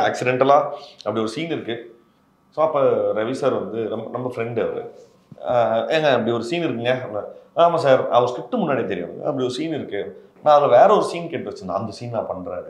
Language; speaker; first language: Tamil; native; Tamil